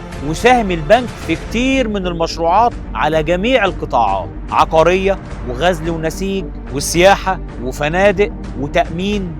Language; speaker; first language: Arabic; native; Arabic